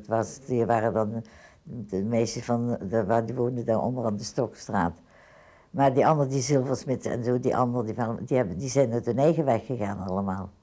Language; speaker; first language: Dutch; native; Dutch